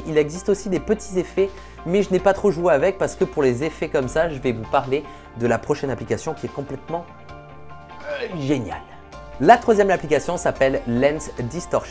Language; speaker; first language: French; native; French